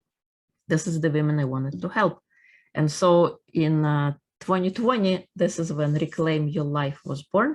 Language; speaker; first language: English; non-native, fluent; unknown